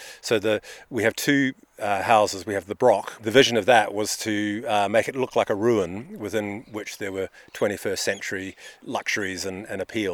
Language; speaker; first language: English; native; English